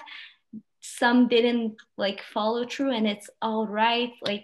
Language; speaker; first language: English; non-native, fluent; French